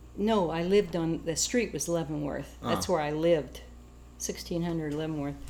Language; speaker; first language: English; native; English